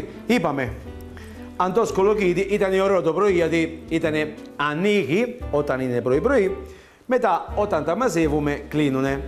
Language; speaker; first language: Greek; non-native, learner; Italian